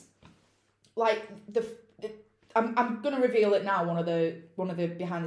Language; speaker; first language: English; native; English